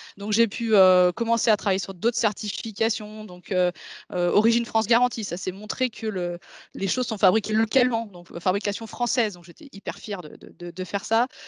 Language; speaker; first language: French; native; French